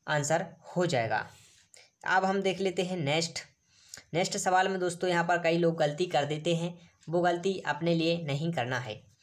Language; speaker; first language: Hindi; native; Hindi